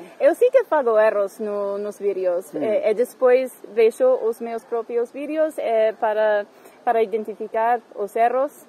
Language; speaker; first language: Galician; non-native, fluent; English